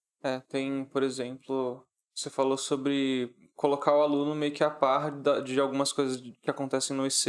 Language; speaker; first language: Portuguese; native; Portuguese